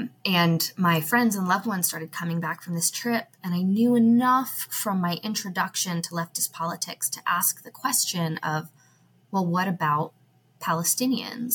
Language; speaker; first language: English; native; English